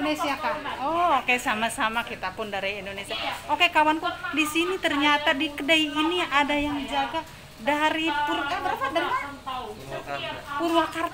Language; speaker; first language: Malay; non-native, local second language; Sundanese